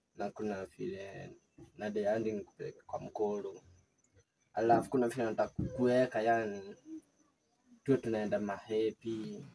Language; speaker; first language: Swahili; native; Swahili